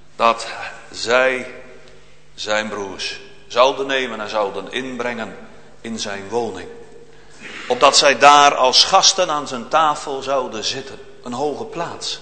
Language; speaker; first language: Dutch; native; Dutch